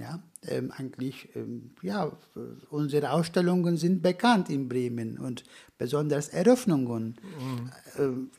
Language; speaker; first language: German; non-native, fluent; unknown